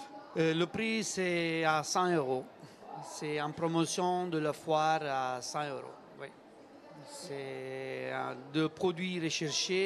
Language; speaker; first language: French; non-native, learner; Italian